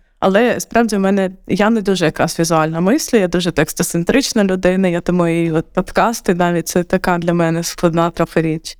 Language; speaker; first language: Ukrainian; non-native, local second language; Russian